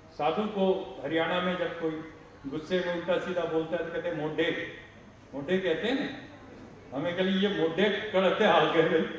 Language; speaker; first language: Hindi; non-native, local second language; Telugu